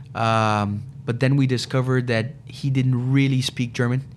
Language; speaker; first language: English; non-native, fluent; Portuguese